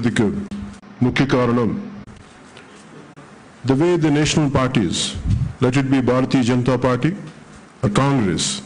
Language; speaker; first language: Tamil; non-native, local second language; Telugu